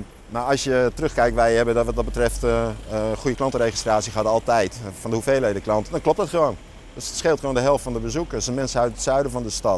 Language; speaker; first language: Dutch; native; Dutch